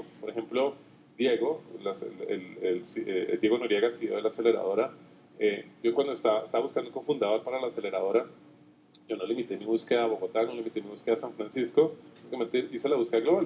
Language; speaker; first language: Spanish; native; Spanish